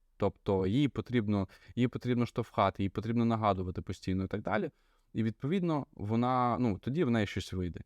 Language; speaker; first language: Ukrainian; non-native, local second language; Russian